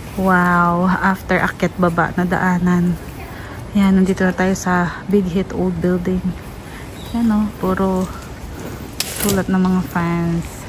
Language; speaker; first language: Filipino; native; Filipino